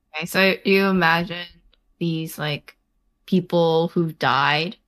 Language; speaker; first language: English; native; English